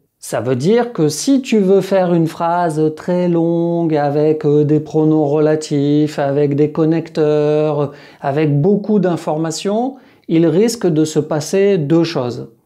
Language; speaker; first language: French; native; French